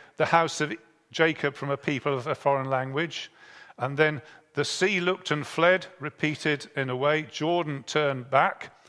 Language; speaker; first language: English; native; English